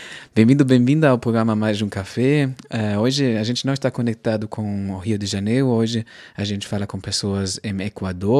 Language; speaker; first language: Portuguese; non-native, fluent; German